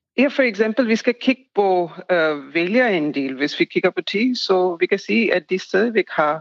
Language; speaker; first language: Danish; non-native, fluent; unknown